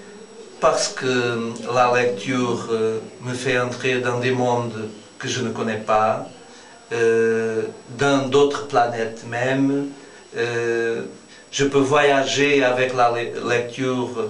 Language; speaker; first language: French; non-native, fluent; Portuguese